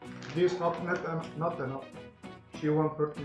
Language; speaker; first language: English; non-native, learner; Turkish